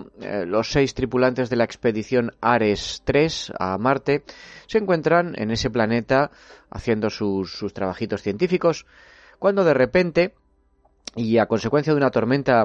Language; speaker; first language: Spanish; native; Spanish